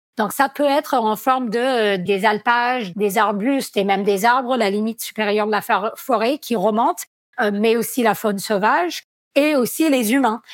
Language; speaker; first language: French; non-native, fluent; English